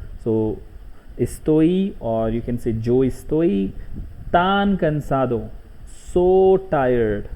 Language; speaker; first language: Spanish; non-native, learner; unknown